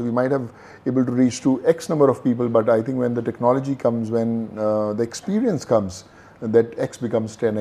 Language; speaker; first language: English; non-native, local second language; Punjabi